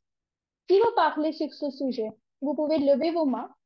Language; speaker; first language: French; non-native, learner; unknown